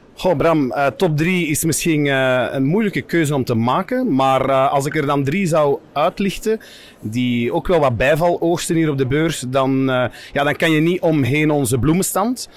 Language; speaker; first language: Dutch; native; Dutch